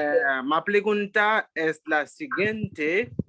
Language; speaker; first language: Spanish; non-native, fluent; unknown